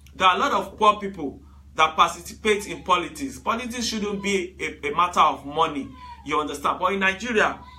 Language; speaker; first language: English; non-native, local second language; Yoruba